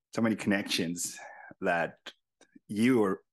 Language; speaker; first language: English; non-native, fluent; Spanish